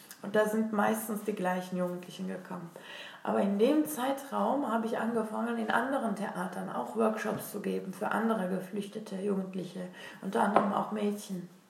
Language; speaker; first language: German; non-native, fluent; Turkish